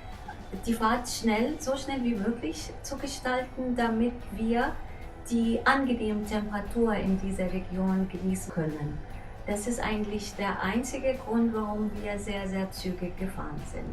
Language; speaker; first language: German; non-native, fluent; Arabic